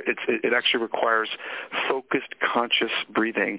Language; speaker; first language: English; native; English